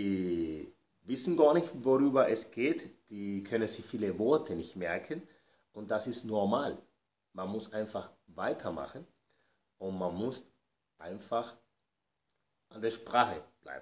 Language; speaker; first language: German; non-native, fluent; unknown